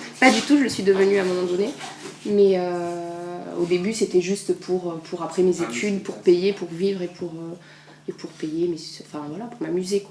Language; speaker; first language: French; native; French